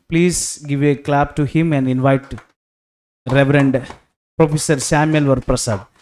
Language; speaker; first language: English; non-native, local second language; Telugu